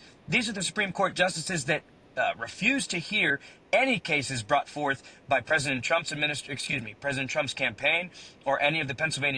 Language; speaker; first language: English; native; English